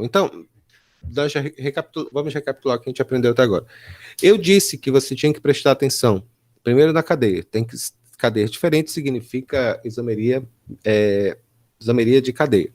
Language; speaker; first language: Portuguese; native; Portuguese